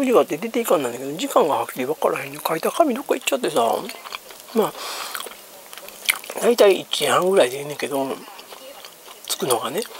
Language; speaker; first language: Japanese; native; Japanese